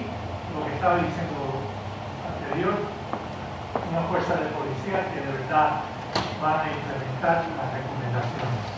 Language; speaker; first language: Spanish; early bilingual, heritage; Spanish